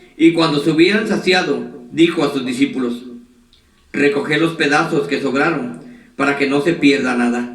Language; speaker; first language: Spanish; native; Spanish